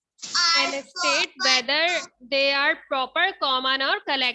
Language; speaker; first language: English; non-native, local second language; Urdu